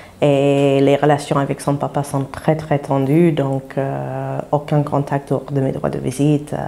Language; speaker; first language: French; non-native, fluent; English